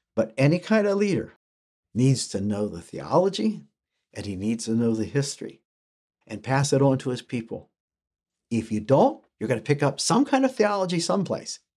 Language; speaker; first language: English; early bilingual, other home language; German